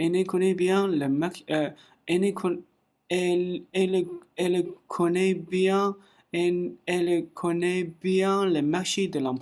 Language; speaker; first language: French; non-native, learner; Chinese